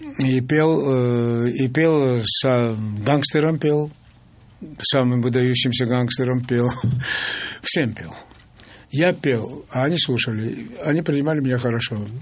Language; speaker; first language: Russian; non-native, local second language; Georgian